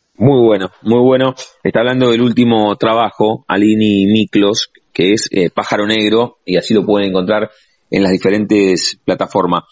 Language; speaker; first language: Spanish; native; Spanish